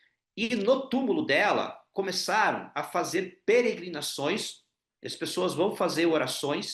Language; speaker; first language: Portuguese; non-native, local second language; Ukrainian